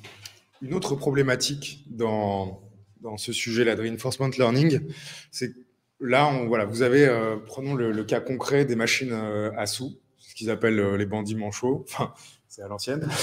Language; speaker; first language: French; native; French